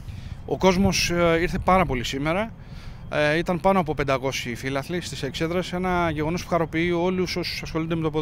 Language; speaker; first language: Greek; native; Greek